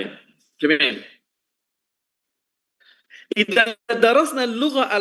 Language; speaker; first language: Arabic; non-native, fluent; Indonesian